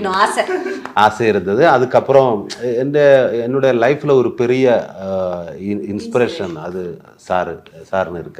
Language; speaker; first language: Tamil; non-native, learner; Malayalam